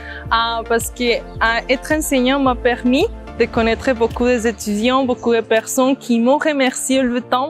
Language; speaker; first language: French; non-native, fluent; Spanish